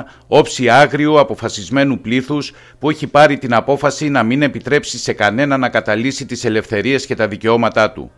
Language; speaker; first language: Greek; native; Greek